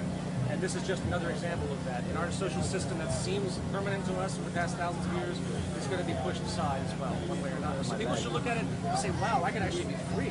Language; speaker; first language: English; native; English